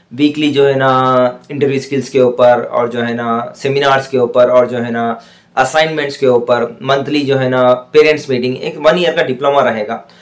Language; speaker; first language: Hindi; non-native, local second language; Urdu